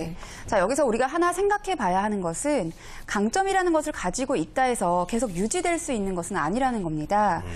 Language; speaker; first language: Korean; native; Korean